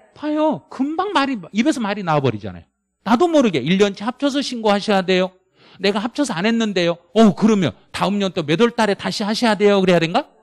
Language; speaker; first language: Korean; native; Korean